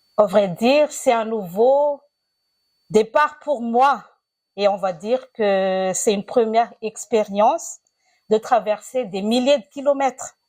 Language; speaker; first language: French; non-native, local second language; Malagasy